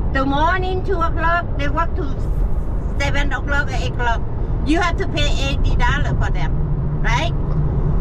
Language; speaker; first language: English; non-native, learner; Vietnamese